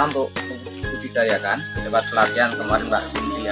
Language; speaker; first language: Indonesian; native; Indonesian